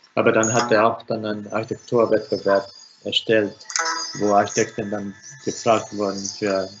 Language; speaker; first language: German; non-native, fluent; Finnish